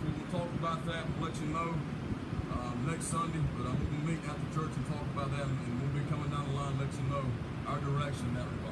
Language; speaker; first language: English; native; English